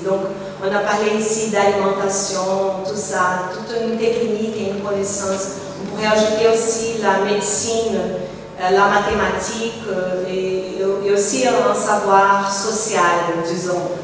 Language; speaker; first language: French; non-native, fluent; Portuguese